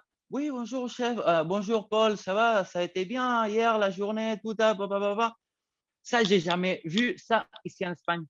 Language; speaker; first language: French; non-native, fluent; Spanish